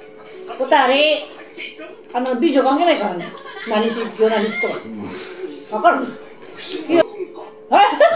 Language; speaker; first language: Japanese; native; Japanese